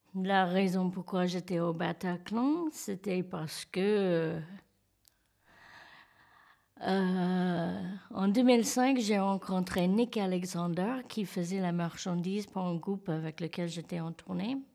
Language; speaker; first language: French; non-native, fluent; English